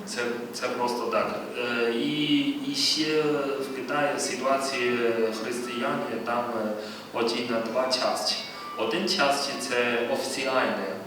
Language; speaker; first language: Ukrainian; non-native, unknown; Chinese